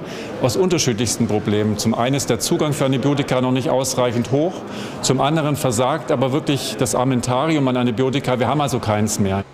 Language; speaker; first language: German; native; German